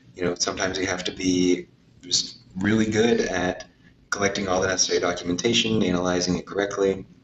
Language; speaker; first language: English; native; English